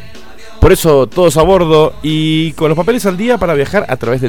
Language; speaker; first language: Spanish; native; Spanish